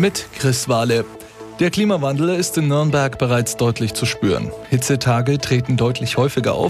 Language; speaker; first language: German; native; German